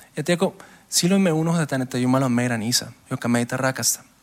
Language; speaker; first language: Finnish; non-native, learner; Spanish